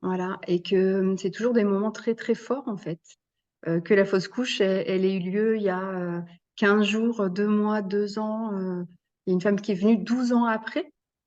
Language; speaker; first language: French; native; French